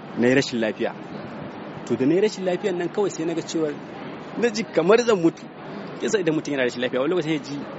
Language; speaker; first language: Hausa; native; Hausa